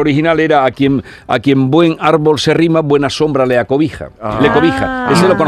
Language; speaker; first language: Spanish; native; Spanish